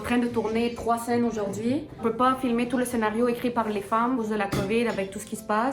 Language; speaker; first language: French; native; French